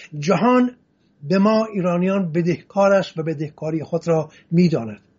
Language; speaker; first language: Persian; non-native, local second language; Assyrian Neo-Aramaic